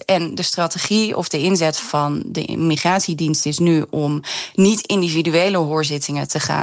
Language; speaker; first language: Dutch; native; Dutch